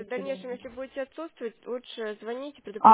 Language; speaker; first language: Russian; native; Russian